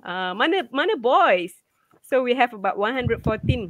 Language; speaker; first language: English; non-native, local second language; Malay